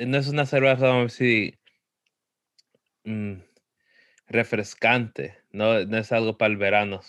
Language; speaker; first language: Spanish; early bilingual, heritage; Spanish